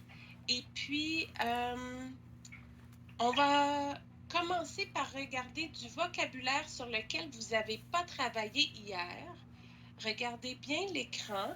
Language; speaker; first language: French; native; French